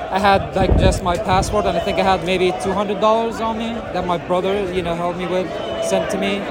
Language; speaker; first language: English; non-native, fluent; Arabic